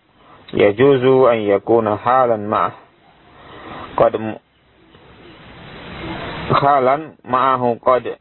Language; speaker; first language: Arabic; non-native, fluent; Indonesian